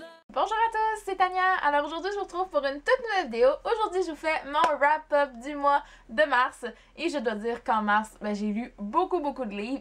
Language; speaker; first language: French; native; French